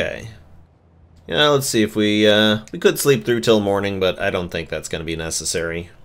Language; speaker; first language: English; native; English